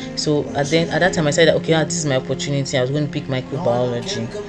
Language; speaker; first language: English; non-native, local second language; Yoruba